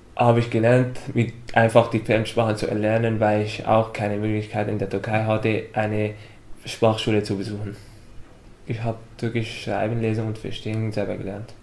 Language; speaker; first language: German; non-native, fluent; Arabic